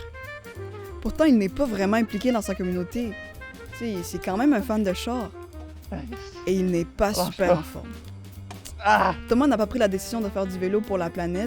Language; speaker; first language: French; native; French